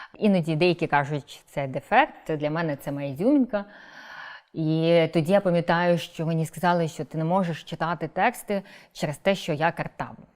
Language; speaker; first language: Ukrainian; non-native, local second language; Crimean Tatar